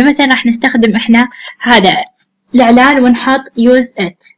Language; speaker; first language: Arabic; native; Arabic